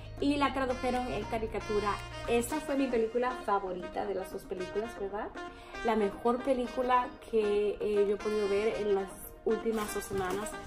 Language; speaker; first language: Spanish; early bilingual, heritage; Spanish